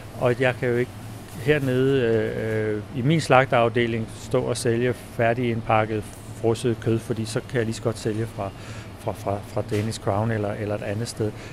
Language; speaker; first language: Danish; native; Danish